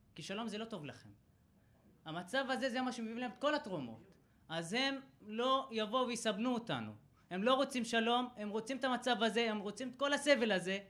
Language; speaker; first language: Hebrew; non-native, local second language; Arabic